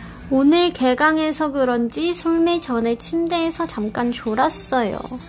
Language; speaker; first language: Korean; native; Korean